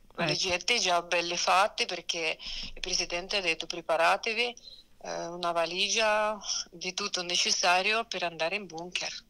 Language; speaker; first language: Italian; non-native, fluent; Ukrainian